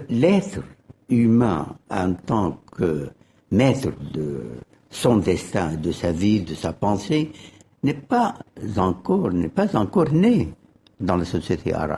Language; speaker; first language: French; non-native, fluent; Arabic